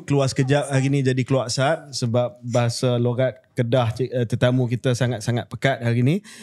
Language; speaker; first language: Malay; native; Malay